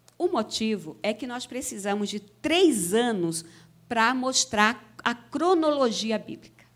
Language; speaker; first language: Portuguese; native; Portuguese